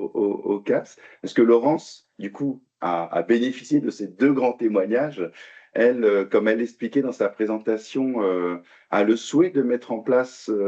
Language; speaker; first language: French; native; French